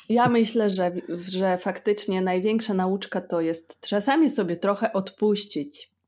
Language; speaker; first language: Polish; non-native, fluent; Russian